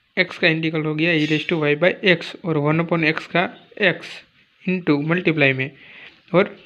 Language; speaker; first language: Hindi; non-native, local second language; Gujarati